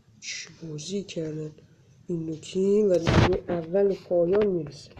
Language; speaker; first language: Persian; native; Persian